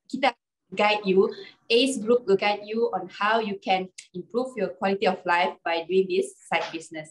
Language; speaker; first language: English; non-native, local second language; Malay